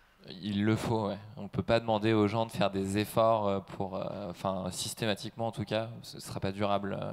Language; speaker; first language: French; native; French